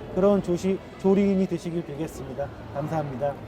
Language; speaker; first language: Korean; native; Korean